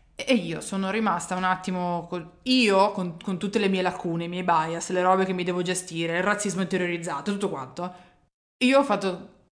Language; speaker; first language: Italian; native; Italian